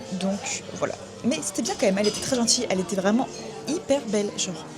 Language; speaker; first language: French; native; French